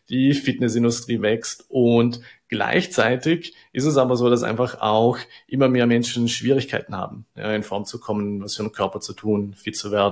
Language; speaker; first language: German; native; German